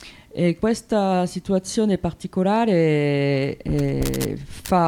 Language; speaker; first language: Italian; native; Italian